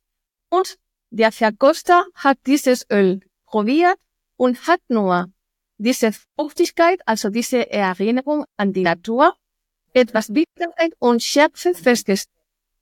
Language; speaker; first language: German; non-native, fluent; Spanish